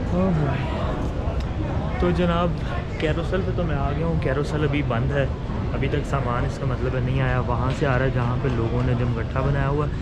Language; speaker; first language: Urdu; native; Urdu